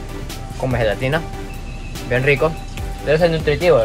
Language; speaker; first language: Spanish; non-native, fluent; Japanese